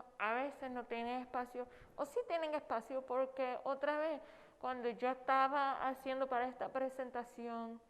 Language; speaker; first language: Spanish; non-native, fluent; English